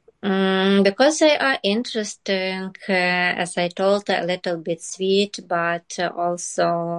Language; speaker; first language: English; non-native, learner; Ukrainian